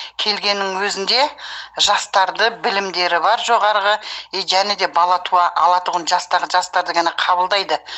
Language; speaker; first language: Kazakh; early bilingual, heritage; Kazakh